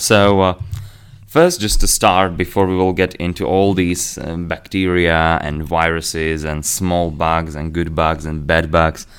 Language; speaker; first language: English; non-native, fluent; Slovak